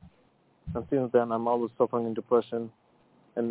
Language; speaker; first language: English; non-native, fluent; Arabic